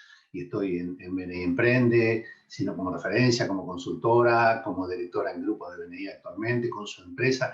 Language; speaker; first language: Spanish; native; Spanish